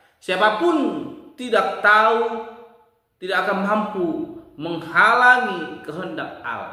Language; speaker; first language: Indonesian; native; Indonesian